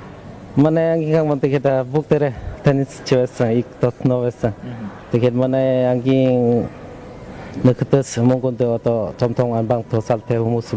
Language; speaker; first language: Mongolian; non-native, fluent; Lao